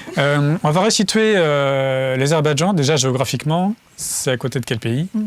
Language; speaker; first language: French; native; French